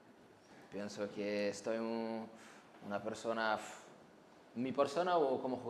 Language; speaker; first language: Spanish; non-native, learner; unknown